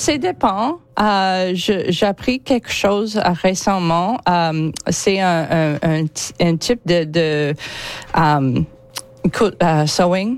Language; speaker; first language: French; non-native, learner; English